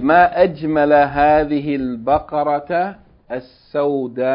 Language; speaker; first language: Arabic; non-native, fluent; English